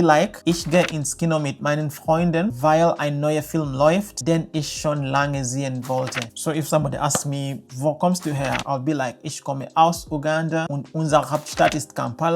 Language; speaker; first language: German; non-native, fluent; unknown